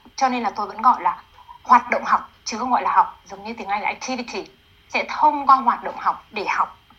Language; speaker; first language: Vietnamese; native; Vietnamese